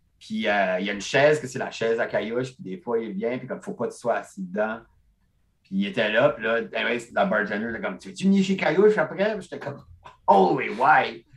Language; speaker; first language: French; non-native, local second language; English